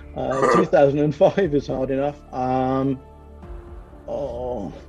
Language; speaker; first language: English; native; English